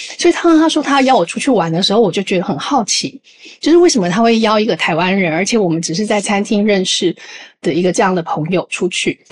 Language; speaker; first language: Chinese; native; Chinese